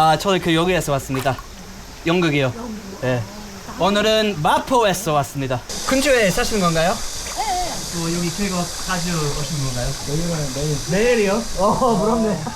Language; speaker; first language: Korean; non-native, fluent; English